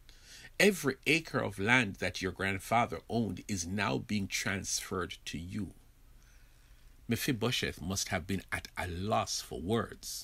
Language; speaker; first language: English; native; English